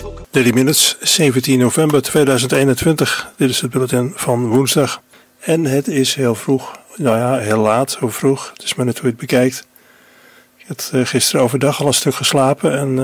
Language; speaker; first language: Dutch; native; Dutch